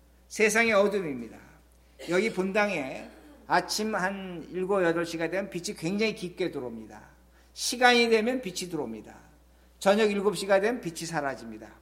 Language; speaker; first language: Korean; native; Korean